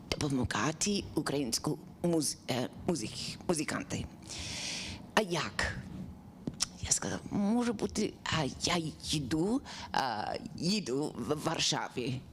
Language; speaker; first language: Ukrainian; non-native, learner; English